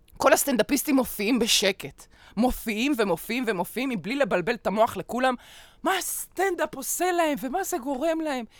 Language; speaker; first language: Hebrew; early bilingual, other home language; Russian